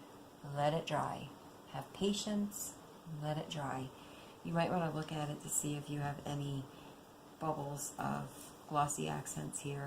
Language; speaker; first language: English; native; English